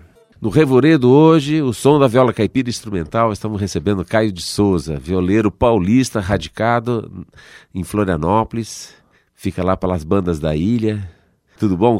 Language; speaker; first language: Portuguese; native; Portuguese